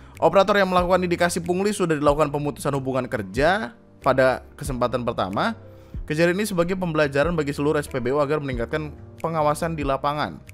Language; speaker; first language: Indonesian; native; Indonesian